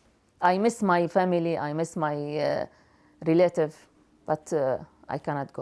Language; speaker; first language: English; non-native, learner; Arabic